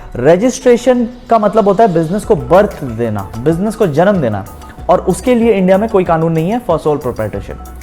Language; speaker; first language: Hindi; native; Hindi